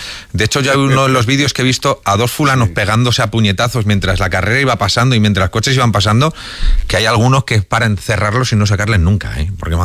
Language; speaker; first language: Spanish; native; Spanish